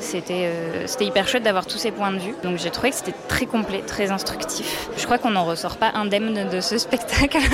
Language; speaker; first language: French; native; French